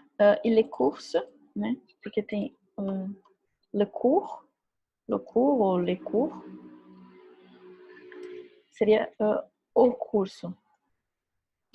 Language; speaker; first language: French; non-native, fluent; Portuguese